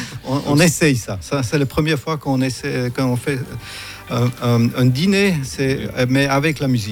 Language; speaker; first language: French; non-native, fluent; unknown